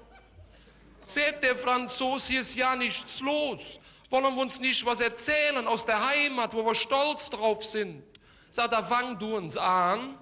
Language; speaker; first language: German; native; German